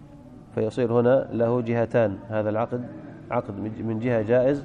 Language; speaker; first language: Arabic; native; Arabic